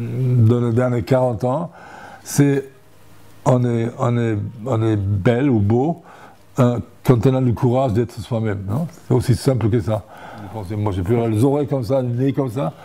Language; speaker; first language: French; non-native, fluent; German